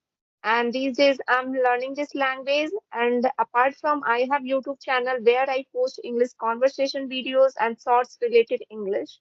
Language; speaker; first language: English; non-native, fluent; Hindi